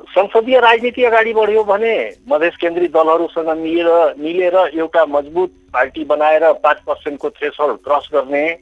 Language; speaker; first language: Nepali; non-native, local second language; Maithili